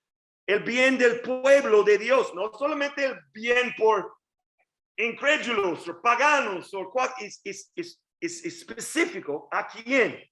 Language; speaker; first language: Spanish; non-native, learner; English